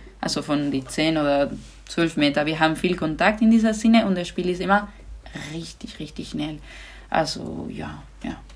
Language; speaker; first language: German; non-native, fluent; Spanish